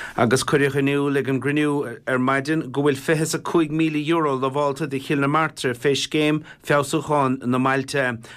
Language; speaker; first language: Irish; native; Irish